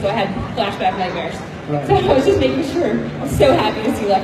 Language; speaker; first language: English; native; English